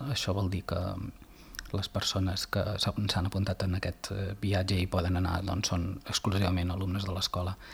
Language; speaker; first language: Catalan; native; Catalan